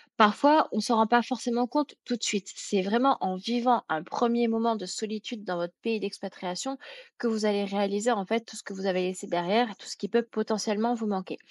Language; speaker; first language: French; native; French